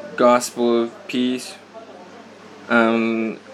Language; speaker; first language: English; native; English